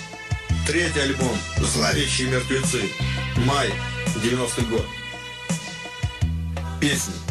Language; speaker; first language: Russian; native; Russian